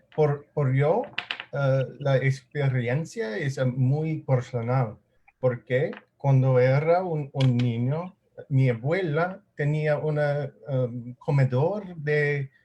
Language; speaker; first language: Spanish; non-native, learner; English